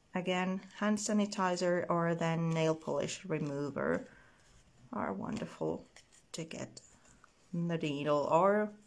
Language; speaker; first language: English; non-native, fluent; Finnish